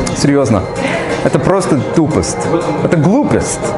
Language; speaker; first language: Russian; non-native, learner; English